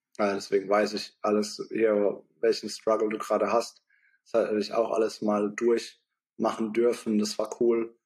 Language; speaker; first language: German; native; German